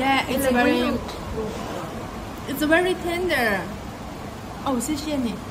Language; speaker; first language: English; non-native, learner; Chinese